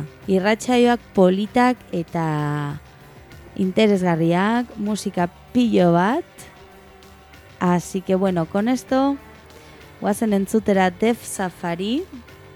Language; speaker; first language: Basque; non-native, local second language; Spanish